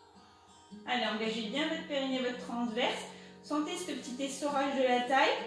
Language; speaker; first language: French; native; French